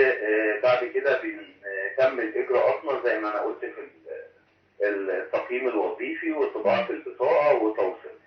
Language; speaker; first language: Arabic; native; Arabic